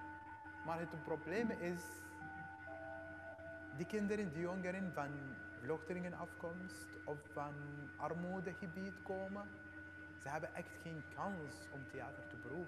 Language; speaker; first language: Dutch; non-native, fluent; Arabic